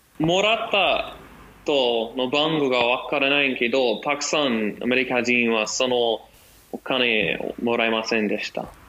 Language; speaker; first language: Japanese; non-native, learner; English